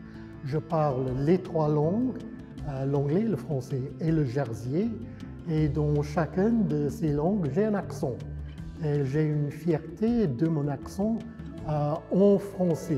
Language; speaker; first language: French; non-native, fluent; English